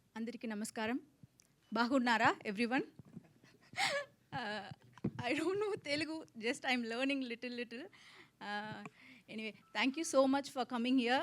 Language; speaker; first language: Telugu; non-native, learner; Tamil